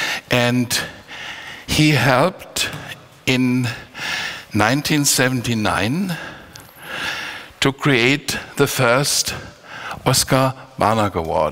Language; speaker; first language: English; non-native, fluent; German